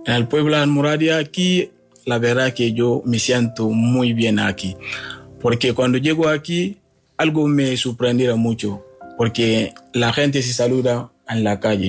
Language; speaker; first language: Spanish; non-native, learner; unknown